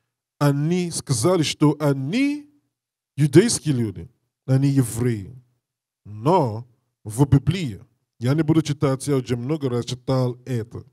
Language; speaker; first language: Russian; non-native, learner; English